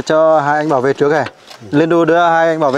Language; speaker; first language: Vietnamese; native; Vietnamese